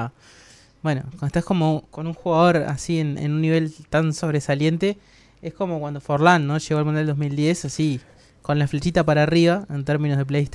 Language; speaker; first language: Spanish; native; Spanish